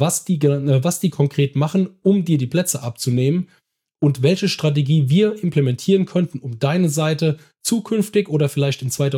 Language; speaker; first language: German; native; German